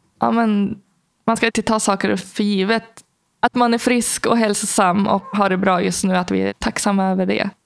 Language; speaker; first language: Swedish; early bilingual, other home language; Arabic